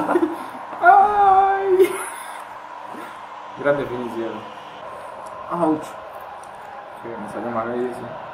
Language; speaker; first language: Spanish; native; Spanish